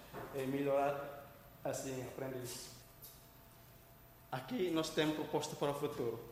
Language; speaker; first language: Portuguese; non-native, local second language; Tetum